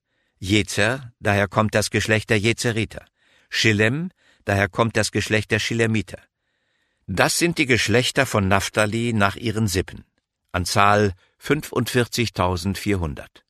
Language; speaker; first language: German; native; German